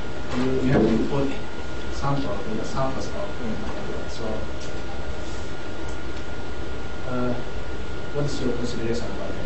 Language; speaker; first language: English; non-native, fluent; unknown